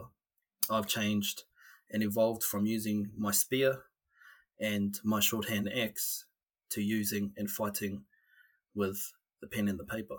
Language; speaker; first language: English; native; English